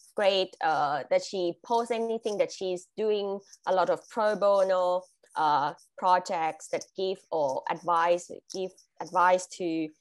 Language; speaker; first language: English; non-native, fluent; Thai